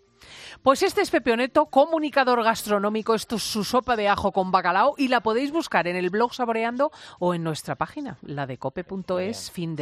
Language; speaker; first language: Spanish; native; Spanish